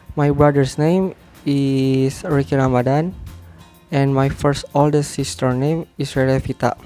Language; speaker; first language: English; non-native, learner; Indonesian